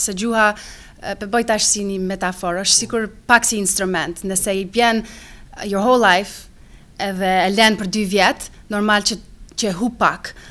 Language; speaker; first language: Albanian; early bilingual, other home language; English